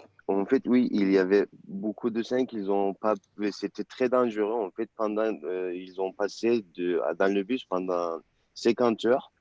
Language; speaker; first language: French; non-native, learner; Turkish